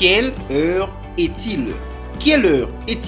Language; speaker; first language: French; non-native, fluent; Spanish